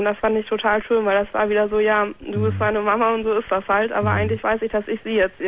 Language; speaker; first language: German; native; German